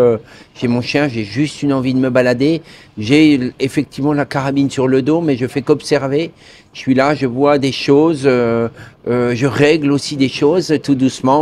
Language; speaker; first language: French; native; French